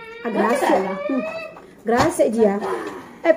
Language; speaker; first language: Italian; non-native, learner; Indonesian